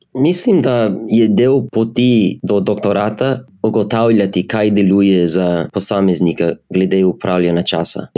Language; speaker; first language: Slovenian; non-native, fluent; English